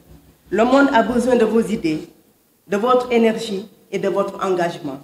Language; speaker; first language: French; non-native, local second language; Wolof